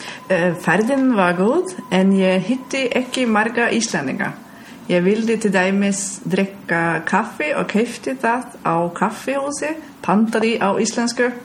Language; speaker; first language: Icelandic; non-native, learner; German